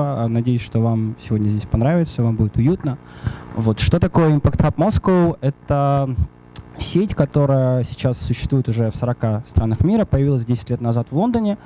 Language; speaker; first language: Russian; native; Russian